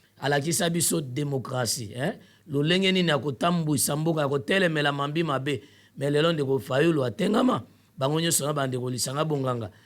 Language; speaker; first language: Lingala; native; Lingala